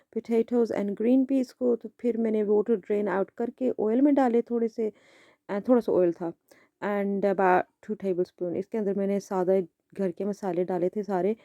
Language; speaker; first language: Hindi; early bilingual, heritage; Hindi